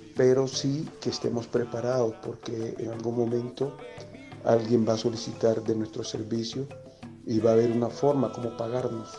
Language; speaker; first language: Spanish; native; Spanish